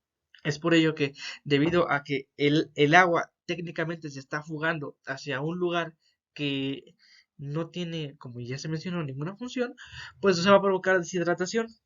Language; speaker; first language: Spanish; native; Spanish